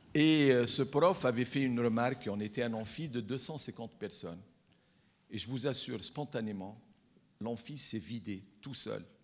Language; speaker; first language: French; non-native, local second language; Arabic